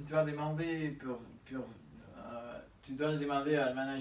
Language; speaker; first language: French; non-native, learner; Spanish